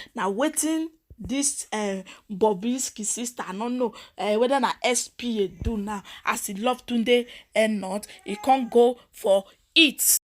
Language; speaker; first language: Nigerian Pidgin; non-native, local second language; Yoruba